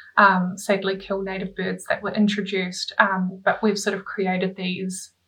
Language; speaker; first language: English; native; English